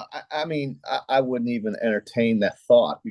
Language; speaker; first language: English; native; English